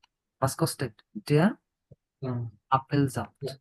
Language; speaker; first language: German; non-native, learner; Bangla